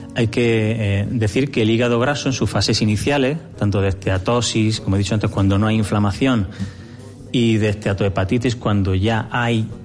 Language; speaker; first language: Spanish; native; Spanish